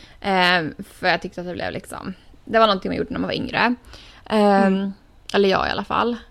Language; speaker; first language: Swedish; native; Swedish